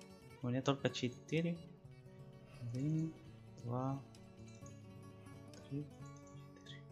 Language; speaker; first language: Russian; non-native, learner; Spanish